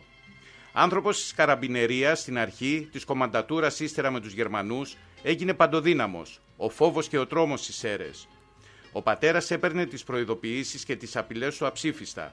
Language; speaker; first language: Greek; native; Greek